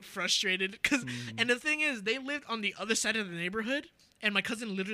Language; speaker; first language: English; native; English